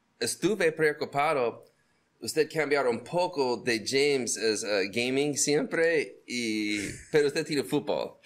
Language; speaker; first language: Spanish; non-native, learner; English